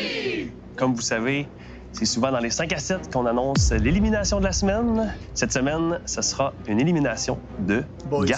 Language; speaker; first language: French; native; French